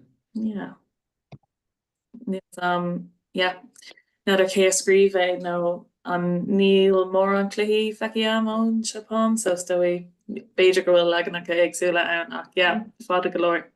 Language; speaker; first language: Irish; non-native, local second language; English